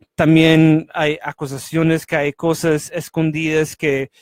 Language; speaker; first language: Spanish; non-native, fluent; English